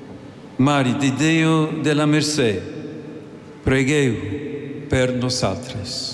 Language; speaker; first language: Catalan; non-native, learner; English